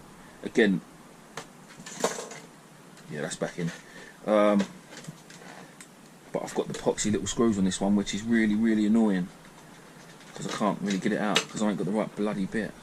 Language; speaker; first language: English; native; English